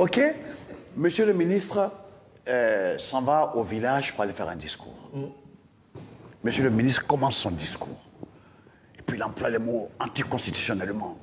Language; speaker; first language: French; non-native, local second language; Dyula